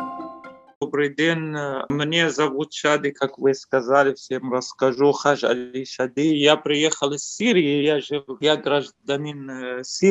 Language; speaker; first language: Ukrainian; non-native, learner; Arabic